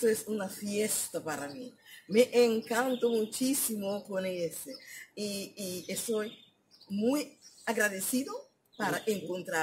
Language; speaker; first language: Spanish; non-native, learner; Papiamento